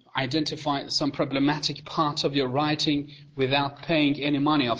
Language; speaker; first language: English; non-native, fluent; Persian